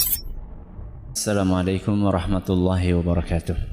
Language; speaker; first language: Indonesian; native; Indonesian